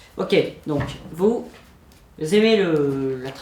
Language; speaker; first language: French; native; French